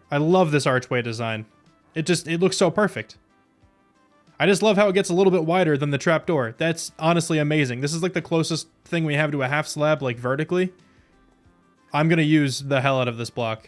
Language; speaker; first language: English; native; English